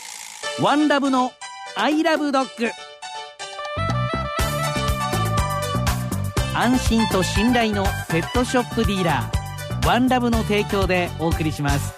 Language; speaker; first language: Japanese; native; Japanese